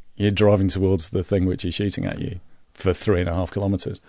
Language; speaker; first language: English; native; English